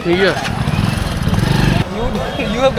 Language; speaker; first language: English; non-native, learner; Hindi